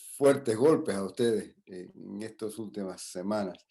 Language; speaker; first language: Spanish; non-native, fluent; English